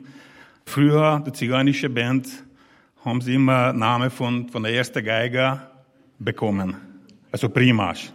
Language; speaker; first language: German; non-native, learner; Hungarian